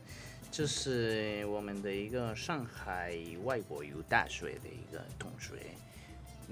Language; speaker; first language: Chinese; non-native, fluent; Spanish